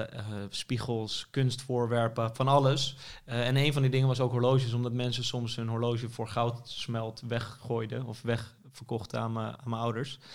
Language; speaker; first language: Dutch; native; Dutch